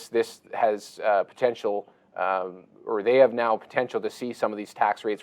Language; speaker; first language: English; native; English